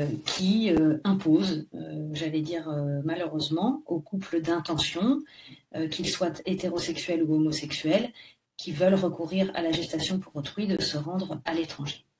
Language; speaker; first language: French; native; French